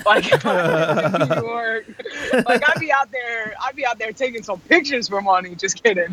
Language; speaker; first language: English; native; English